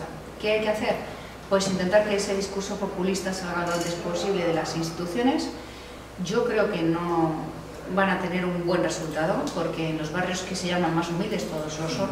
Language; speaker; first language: Spanish; native; Spanish